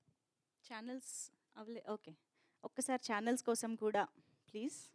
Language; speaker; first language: Telugu; native; Telugu